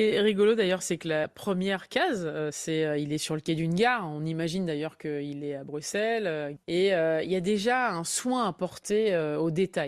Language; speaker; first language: French; native; French